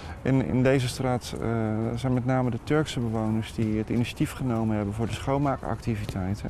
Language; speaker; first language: Dutch; native; Dutch